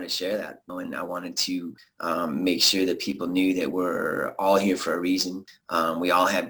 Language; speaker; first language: English; native; English